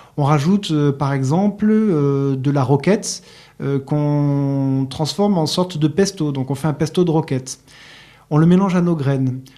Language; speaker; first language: French; native; French